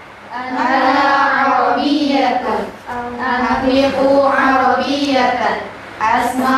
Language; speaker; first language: Arabic; non-native, learner; Indonesian